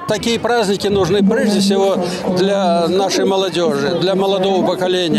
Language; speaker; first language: Russian; native; Russian